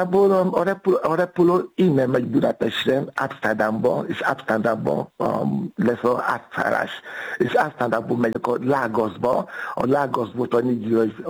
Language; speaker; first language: Hungarian; non-native, fluent; Yoruba